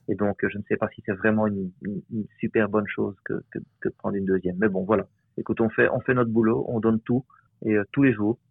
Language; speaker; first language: French; native; French